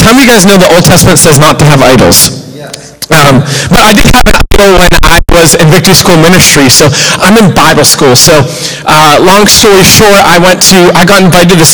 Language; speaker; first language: English; native; English